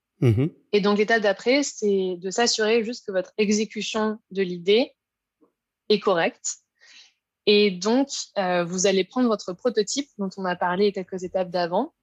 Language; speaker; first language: French; native; French